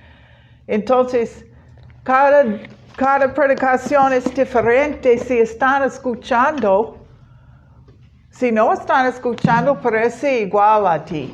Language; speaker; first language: Spanish; non-native, learner; English